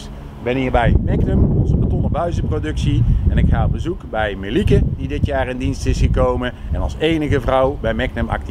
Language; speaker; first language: Dutch; native; Dutch